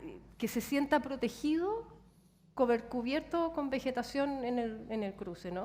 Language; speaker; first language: Spanish; native; Spanish